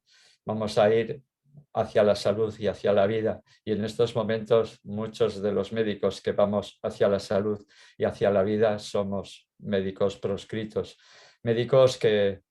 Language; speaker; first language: Spanish; native; Spanish